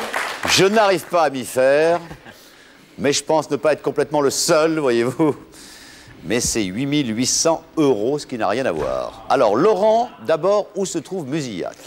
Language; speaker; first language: French; native; French